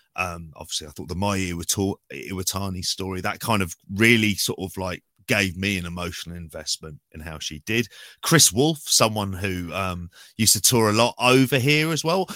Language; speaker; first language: English; native; English